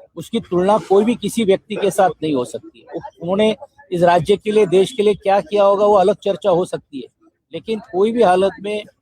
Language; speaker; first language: Hindi; non-native, local second language; Marathi